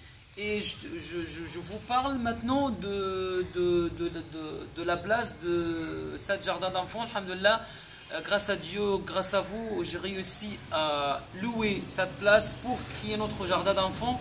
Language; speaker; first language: French; non-native, fluent; Arabic